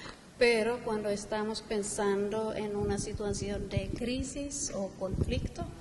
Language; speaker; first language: Spanish; non-native, fluent; Finnish